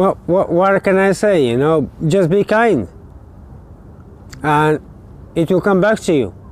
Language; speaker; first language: English; non-native, learner; Latvian